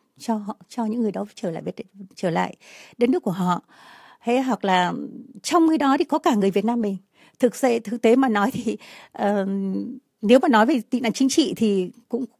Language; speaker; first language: Vietnamese; native; Vietnamese